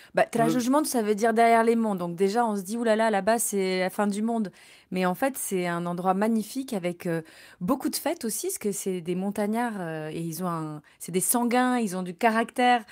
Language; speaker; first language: French; native; French